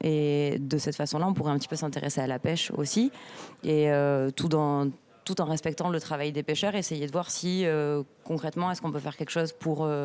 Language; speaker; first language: French; native; French